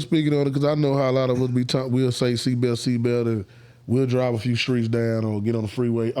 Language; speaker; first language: English; native; English